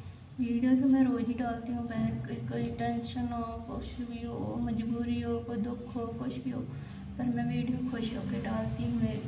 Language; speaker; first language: Hindi; native; Hindi